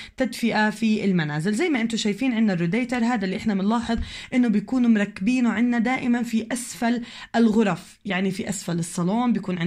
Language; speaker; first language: Arabic; native; Arabic